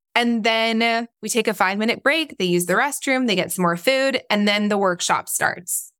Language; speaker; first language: English; native; English